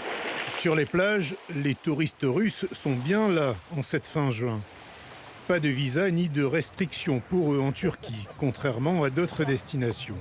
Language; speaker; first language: French; native; French